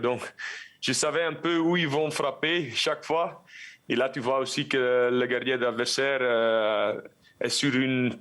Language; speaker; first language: French; non-native, local second language; Dutch